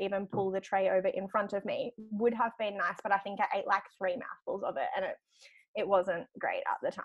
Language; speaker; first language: English; native; English